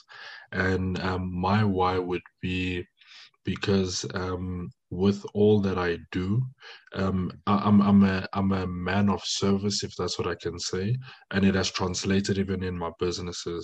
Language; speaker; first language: English; non-native, local second language; French